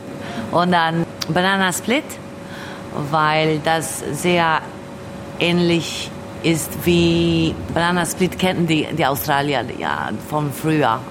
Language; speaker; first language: German; early bilingual, other home language; Albanian